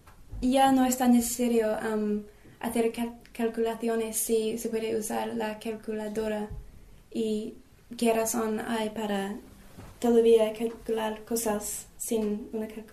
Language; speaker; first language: Spanish; non-native, learner; English